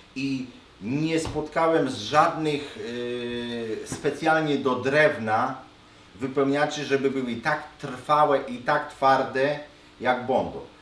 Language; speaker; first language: Polish; native; Polish